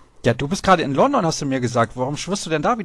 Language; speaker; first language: German; native; German